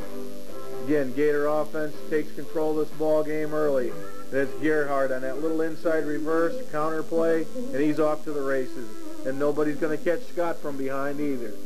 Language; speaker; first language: English; native; English